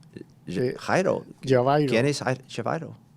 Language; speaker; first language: Spanish; non-native, learner; English